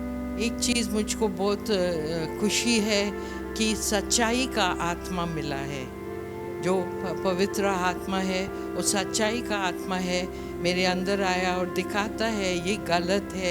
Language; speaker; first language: Hindi; non-native, local second language; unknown